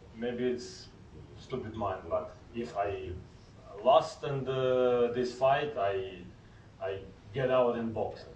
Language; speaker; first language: English; non-native, learner; Ukrainian